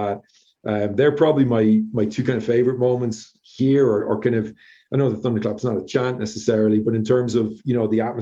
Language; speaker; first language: English; native; English